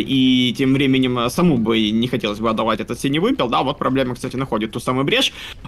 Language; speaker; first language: Russian; native; Russian